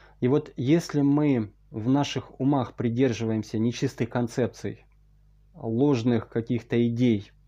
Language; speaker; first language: Russian; native; Russian